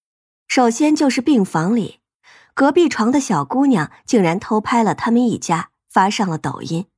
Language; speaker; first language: Chinese; native; Chinese